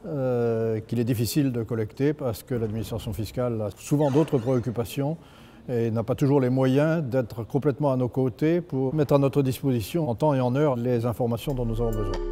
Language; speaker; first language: French; native; French